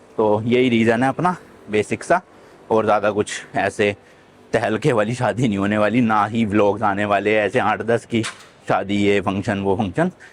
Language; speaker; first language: Hindi; native; Hindi